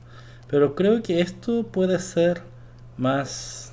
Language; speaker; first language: Spanish; non-native, fluent; Korean